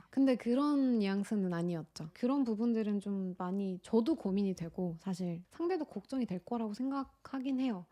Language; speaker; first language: Korean; non-native, fluent; Turkish